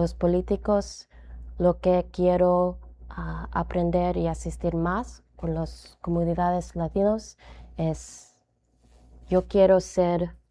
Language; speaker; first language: Spanish; non-native, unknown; English